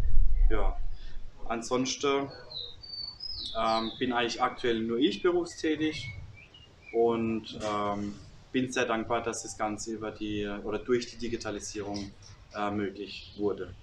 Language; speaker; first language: German; native; German